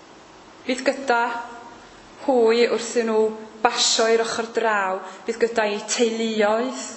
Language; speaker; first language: Welsh; native; Welsh